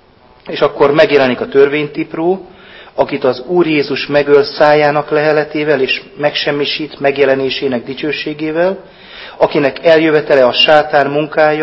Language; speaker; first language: Hungarian; native; Hungarian